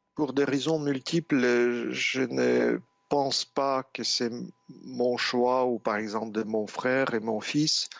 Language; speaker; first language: French; non-native, fluent; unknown